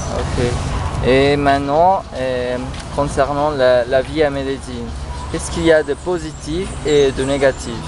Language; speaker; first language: French; non-native, learner; Spanish